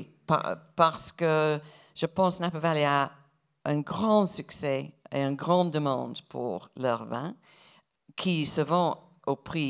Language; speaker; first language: French; non-native, fluent; English